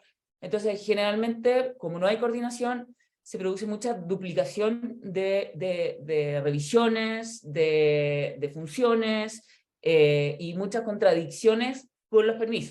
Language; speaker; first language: Spanish; native; Spanish